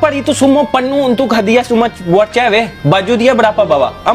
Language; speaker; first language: Indonesian; non-native, fluent; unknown